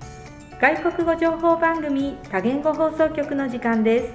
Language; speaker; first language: Japanese; native; Japanese